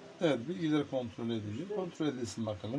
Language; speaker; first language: Turkish; native; Turkish